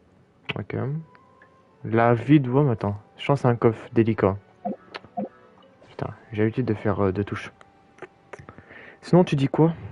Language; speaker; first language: French; native; French